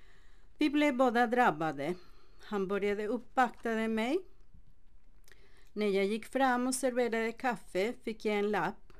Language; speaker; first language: Swedish; non-native, fluent; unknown